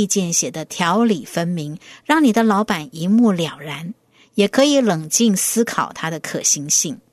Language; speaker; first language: Chinese; native; Chinese